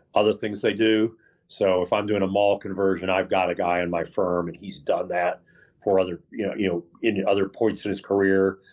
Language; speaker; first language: English; native; English